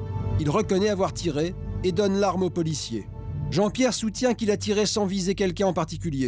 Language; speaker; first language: French; native; French